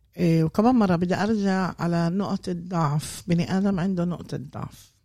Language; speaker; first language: Arabic; native; Arabic